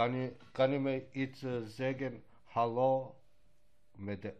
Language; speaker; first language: Dutch; non-native, local second language; Albanian